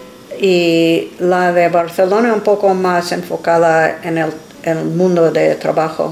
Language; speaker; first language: Spanish; non-native, fluent; English